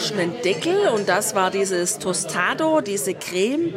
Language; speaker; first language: German; native; German